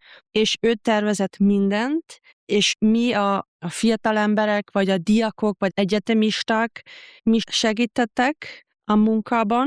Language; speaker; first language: Hungarian; non-native, fluent; German